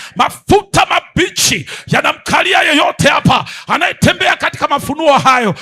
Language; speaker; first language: Swahili; native; Swahili